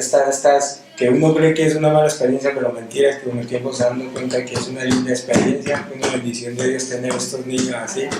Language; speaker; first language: Spanish; native; Spanish